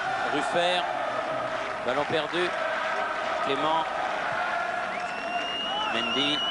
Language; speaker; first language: French; native; French